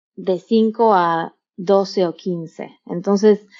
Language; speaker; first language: Spanish; native; Spanish